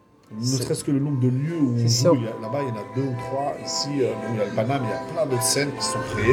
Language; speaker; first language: French; native; French